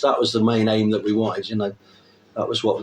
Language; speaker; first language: English; native; English